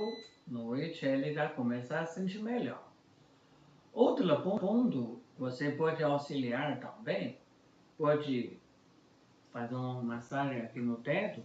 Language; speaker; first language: Portuguese; non-native, fluent; Chinese